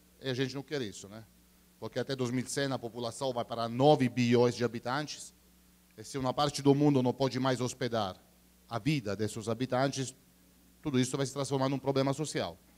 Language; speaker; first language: Portuguese; non-native, fluent; Italian